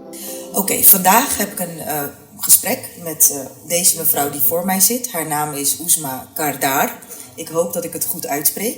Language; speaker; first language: Dutch; early bilingual, other home language; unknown